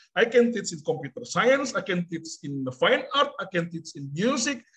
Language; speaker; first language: English; non-native, fluent; Indonesian